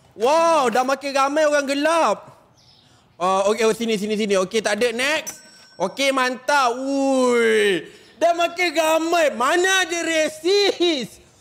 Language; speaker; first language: Malay; native; Malay